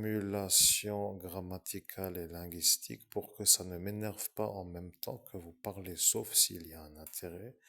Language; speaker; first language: French; native; French